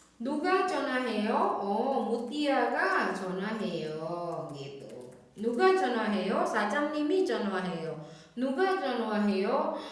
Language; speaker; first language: Korean; non-native, fluent; Indonesian